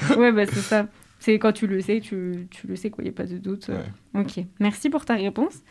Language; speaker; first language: French; native; French